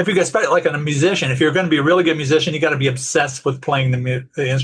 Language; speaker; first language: English; native; English